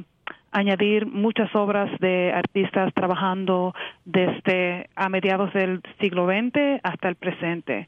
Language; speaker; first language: Spanish; early bilingual, heritage; Spanish